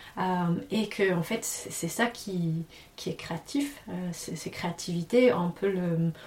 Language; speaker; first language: French; non-native, fluent; English